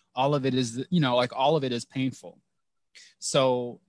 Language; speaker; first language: English; native; English